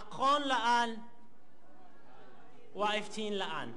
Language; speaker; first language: Somali; non-native, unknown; Spanish